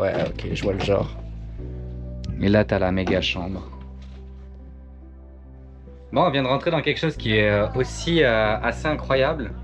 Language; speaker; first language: French; native; French